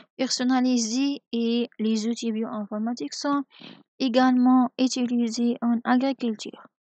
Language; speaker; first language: French; non-native, local second language; Arabic